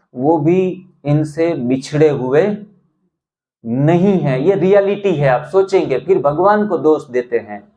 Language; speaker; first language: Hindi; non-native, local second language; Gujarati